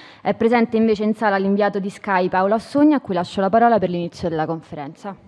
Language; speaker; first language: Italian; native; Italian